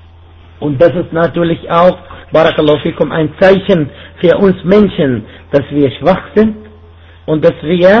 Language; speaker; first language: German; non-native, fluent; Arabic